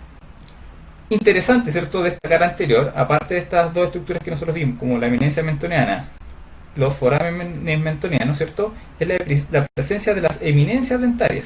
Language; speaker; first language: Spanish; native; Spanish